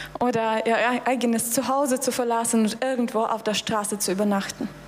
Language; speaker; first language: German; non-native, fluent; Russian